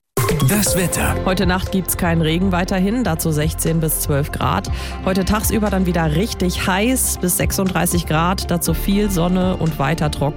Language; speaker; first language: German; native; German